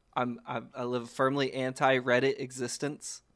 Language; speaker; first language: English; native; English